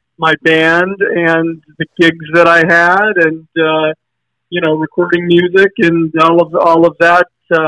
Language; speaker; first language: English; native; English